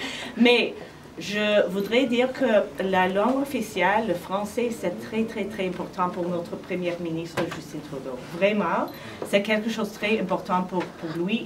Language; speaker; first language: French; non-native, learner; English